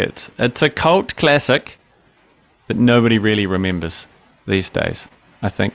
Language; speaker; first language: English; native; English